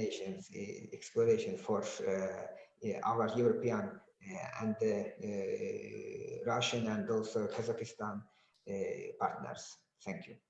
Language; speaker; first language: English; non-native, learner; Azerbaijani